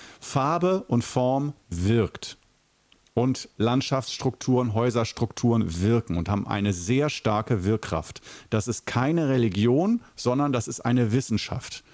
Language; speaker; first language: German; native; German